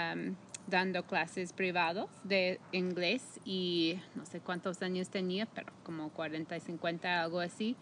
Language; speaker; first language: Spanish; non-native, fluent; English